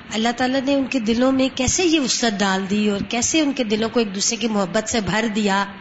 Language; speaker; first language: Urdu; non-native, local second language; Punjabi